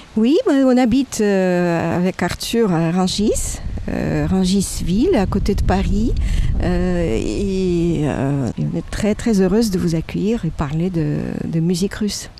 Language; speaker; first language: French; non-native, fluent; Russian